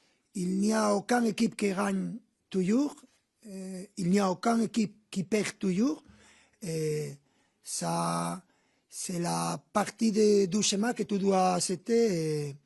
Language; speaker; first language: French; non-native, fluent; Spanish